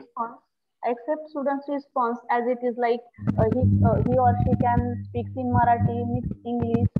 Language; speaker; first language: English; non-native, local second language; Marathi